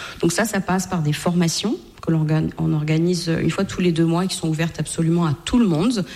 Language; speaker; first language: French; native; French